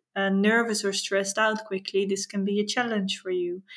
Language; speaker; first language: English; non-native, fluent; Dutch